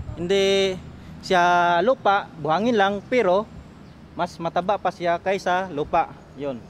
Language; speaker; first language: Filipino; non-native, local second language; Cebuano